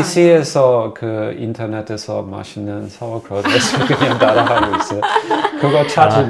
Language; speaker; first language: Korean; non-native, fluent; German